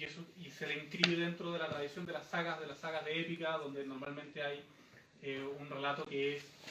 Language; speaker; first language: Spanish; native; Spanish